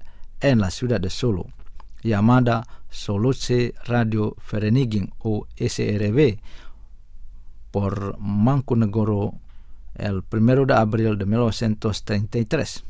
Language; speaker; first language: Spanish; non-native, fluent; Indonesian